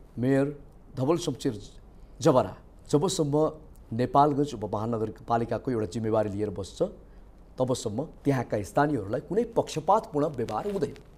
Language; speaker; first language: Nepali; native; Nepali